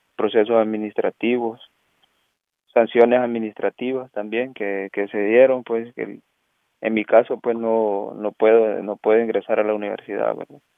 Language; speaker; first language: Spanish; native; Spanish